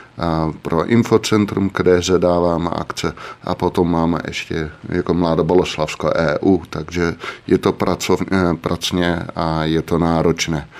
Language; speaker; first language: Czech; non-native, fluent; Dutch